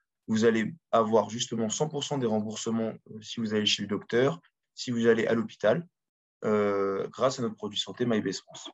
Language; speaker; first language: French; native; French